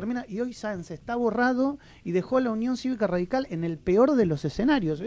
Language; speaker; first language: Spanish; native; Spanish